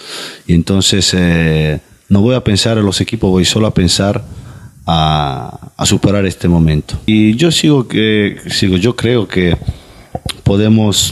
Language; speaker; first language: Spanish; non-native, fluent; Italian